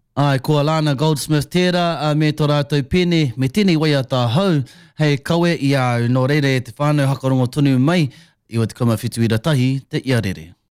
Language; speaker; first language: Māori; native; Māori